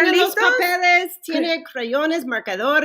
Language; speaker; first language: Spanish; early bilingual, other home language; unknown